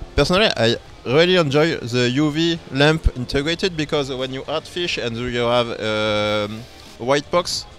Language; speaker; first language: English; non-native, fluent; French